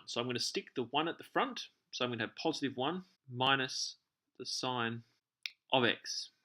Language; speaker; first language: English; native; English